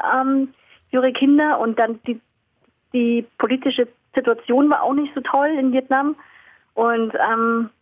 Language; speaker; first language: German; early bilingual, other home language; Vietnamese